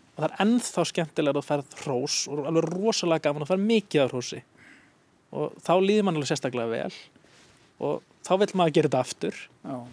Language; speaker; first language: Icelandic; native; Icelandic